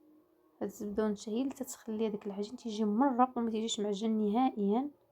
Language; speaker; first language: Arabic; native; Arabic